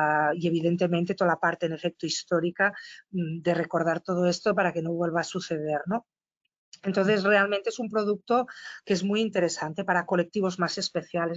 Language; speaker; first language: Spanish; non-native, fluent; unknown